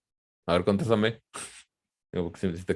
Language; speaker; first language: Spanish; native; Spanish